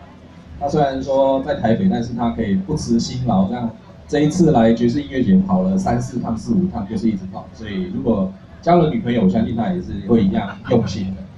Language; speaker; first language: Chinese; native; Chinese